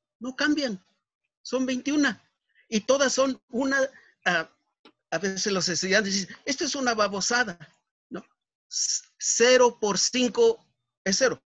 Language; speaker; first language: Spanish; native; Spanish